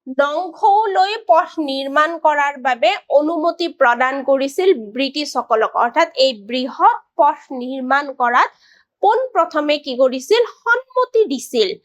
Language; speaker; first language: Assamese; native; Assamese